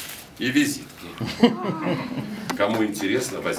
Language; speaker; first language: Russian; native; Russian